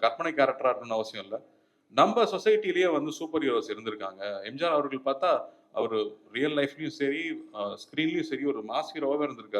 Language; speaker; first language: Tamil; native; Tamil